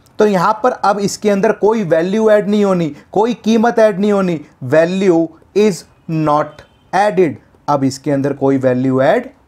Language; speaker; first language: Hindi; native; Hindi